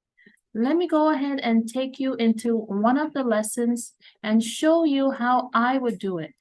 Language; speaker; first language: English; native; English